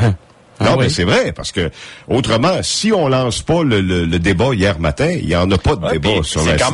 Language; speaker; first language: French; native; French